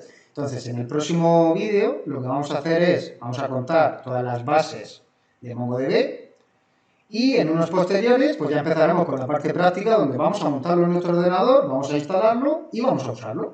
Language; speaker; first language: Spanish; native; Spanish